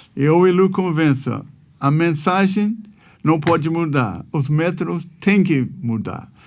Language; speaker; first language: Portuguese; non-native, fluent; English